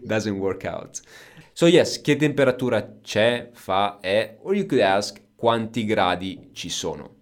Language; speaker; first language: Italian; native; Italian